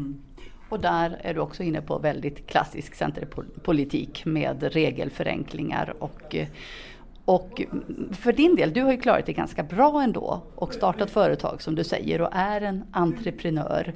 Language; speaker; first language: Swedish; native; Swedish